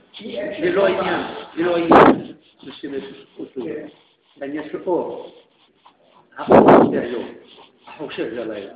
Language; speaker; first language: Hebrew; non-native, fluent; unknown